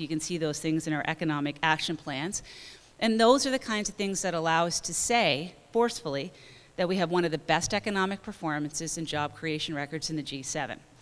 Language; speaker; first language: English; native; English